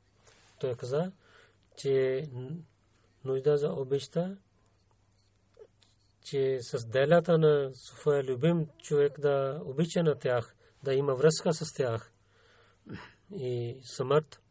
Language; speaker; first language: Bulgarian; non-native, learner; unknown